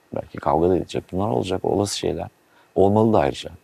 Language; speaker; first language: Turkish; native; Turkish